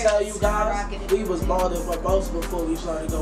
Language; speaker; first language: English; native; English